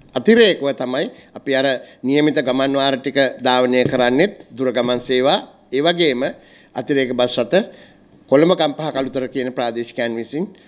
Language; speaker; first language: Sinhala; native; Sinhala